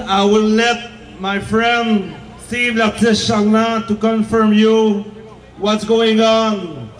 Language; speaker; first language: English; non-native, learner; French